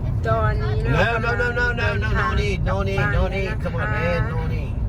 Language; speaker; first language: English; non-native, learner; Thai